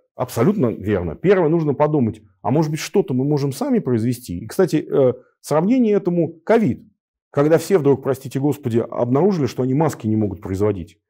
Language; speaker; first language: Russian; native; Russian